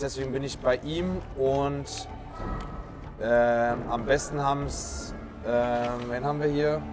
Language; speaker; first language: German; native; German